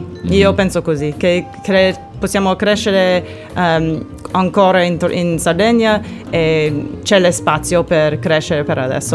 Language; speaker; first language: Italian; non-native, learner; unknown